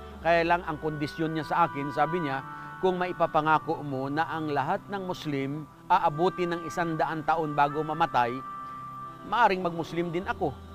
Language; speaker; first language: Filipino; non-native, local second language; Hiligaynon